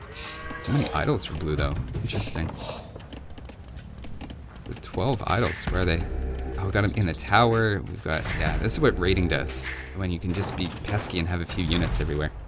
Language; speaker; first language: English; native; English